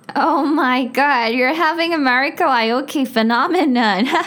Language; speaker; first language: English; non-native, fluent; Chinese